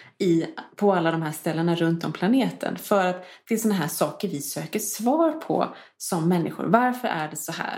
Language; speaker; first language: Swedish; native; Swedish